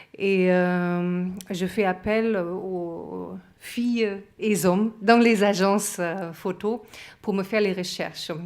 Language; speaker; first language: French; non-native, fluent; German